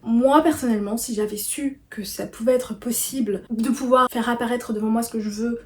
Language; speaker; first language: French; native; French